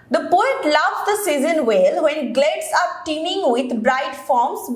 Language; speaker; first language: English; non-native, local second language; Bangla